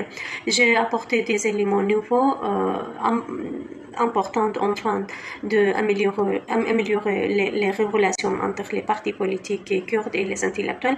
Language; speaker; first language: French; non-native, learner; Kurdish